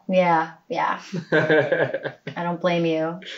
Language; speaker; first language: English; native; English